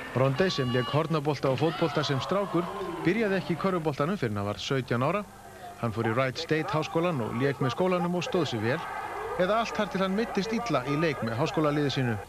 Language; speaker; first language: Icelandic; native; Icelandic